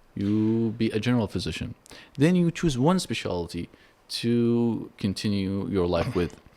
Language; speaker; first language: English; non-native, fluent; Arabic